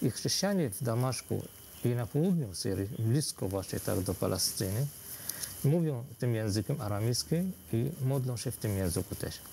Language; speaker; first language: Polish; non-native, fluent; Arabic